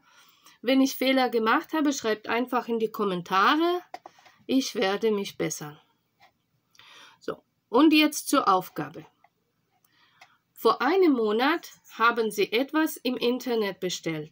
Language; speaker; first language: German; non-native, fluent; Russian